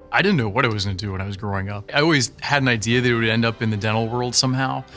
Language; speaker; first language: English; native; English